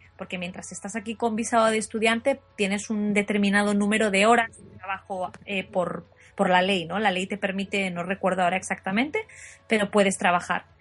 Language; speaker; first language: Spanish; native; Spanish